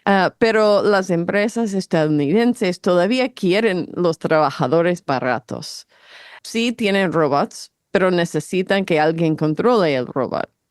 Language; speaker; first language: Spanish; non-native, fluent; English